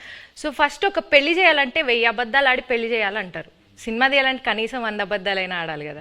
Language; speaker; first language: Telugu; native; Telugu